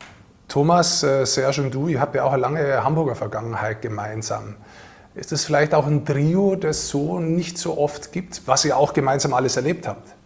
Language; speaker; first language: German; native; German